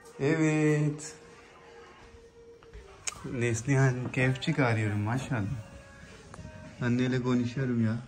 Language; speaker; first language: Turkish; non-native, learner; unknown